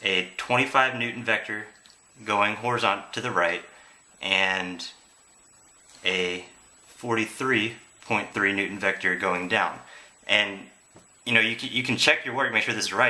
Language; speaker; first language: English; native; English